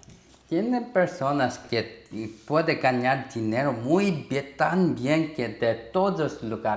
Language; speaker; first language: Spanish; non-native, learner; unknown